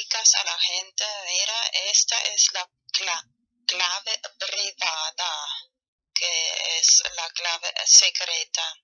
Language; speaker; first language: Spanish; non-native, fluent; German